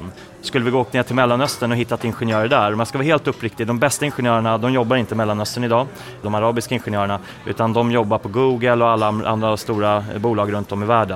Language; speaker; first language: Swedish; native; Swedish